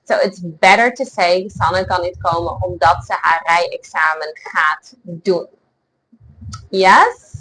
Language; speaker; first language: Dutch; non-native, fluent; English